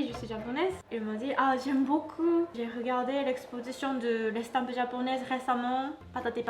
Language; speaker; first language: French; non-native, fluent; Japanese